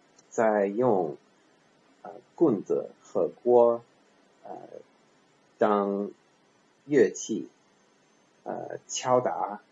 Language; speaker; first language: Chinese; non-native, learner; English